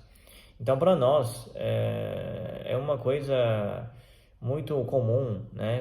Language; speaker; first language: Portuguese; non-native, learner; Chinese